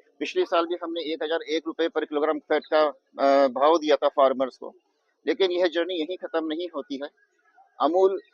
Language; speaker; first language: Hindi; non-native, local second language; Gujarati